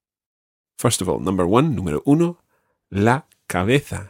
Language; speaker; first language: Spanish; non-native, fluent; English